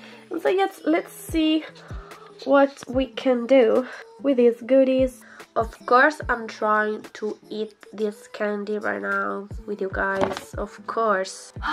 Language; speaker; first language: English; non-native, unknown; Italian